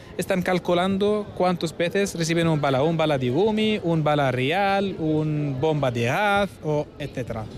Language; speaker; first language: Spanish; non-native, learner; Arabic